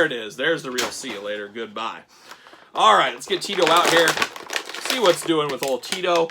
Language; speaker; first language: English; native; English